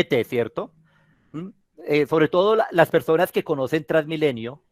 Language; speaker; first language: Spanish; native; Spanish